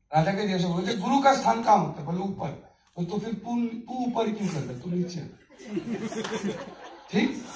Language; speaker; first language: Hindi; non-native, local second language; Bangla